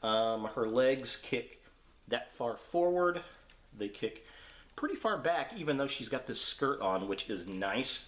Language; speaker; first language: English; native; English